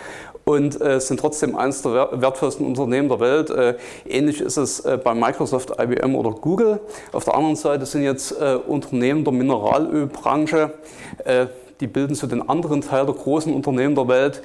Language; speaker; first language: German; native; German